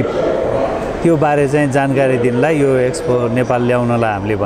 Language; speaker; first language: Nepali; native; Nepali